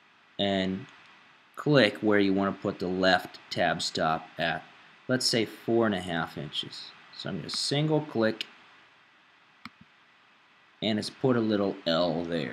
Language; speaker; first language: English; native; English